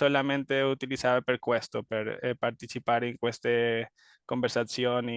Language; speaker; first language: Italian; non-native, learner; Spanish